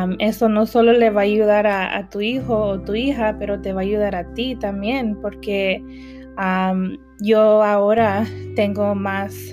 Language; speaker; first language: Spanish; early bilingual, heritage; Spanish